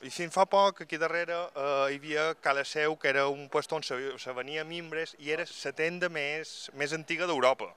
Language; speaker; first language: Catalan; native; Catalan